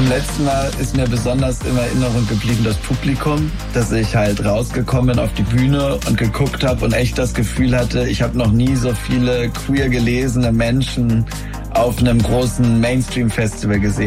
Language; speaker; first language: German; native; German